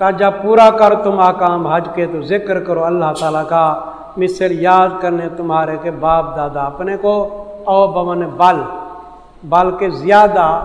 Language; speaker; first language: Urdu; non-native, local second language; Saraiki